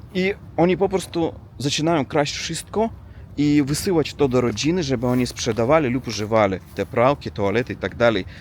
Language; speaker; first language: Polish; non-native, learner; Russian